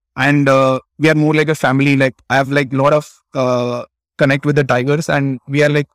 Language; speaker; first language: English; non-native, local second language; Tamil